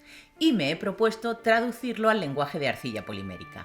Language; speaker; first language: Spanish; native; Spanish